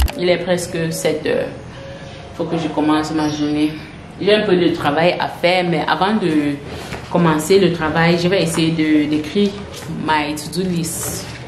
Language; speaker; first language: French; non-native, local second language; English